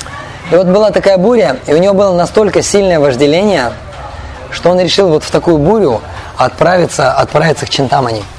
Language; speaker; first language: Russian; native; Russian